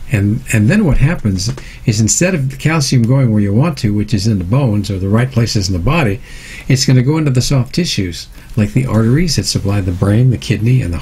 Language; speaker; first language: English; native; English